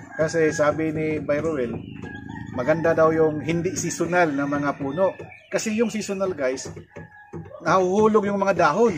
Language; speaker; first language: Filipino; non-native, local second language; Cebuano